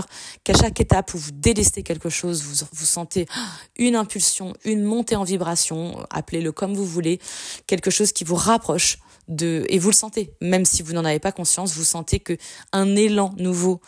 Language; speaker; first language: French; native; French